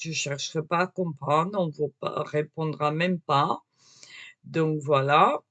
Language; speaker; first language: French; native; French